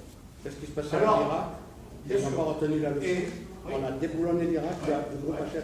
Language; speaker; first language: French; native; French